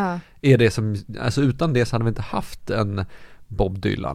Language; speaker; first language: Swedish; native; Swedish